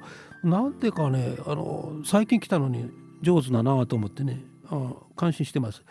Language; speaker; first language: Japanese; native; Japanese